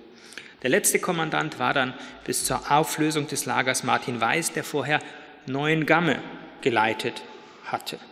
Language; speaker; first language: German; native; German